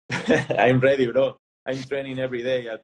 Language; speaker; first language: English; non-native, learner; Spanish